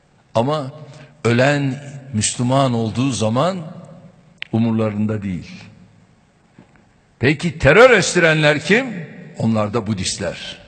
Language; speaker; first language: Turkish; native; Turkish